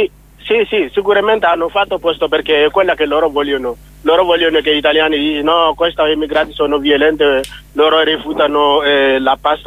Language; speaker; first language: Italian; non-native, learner; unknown